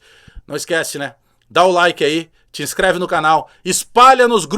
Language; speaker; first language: Portuguese; native; Portuguese